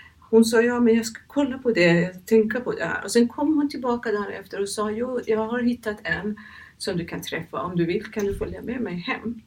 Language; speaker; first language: Swedish; non-native, fluent; Persian